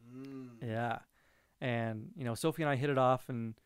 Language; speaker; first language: English; native; English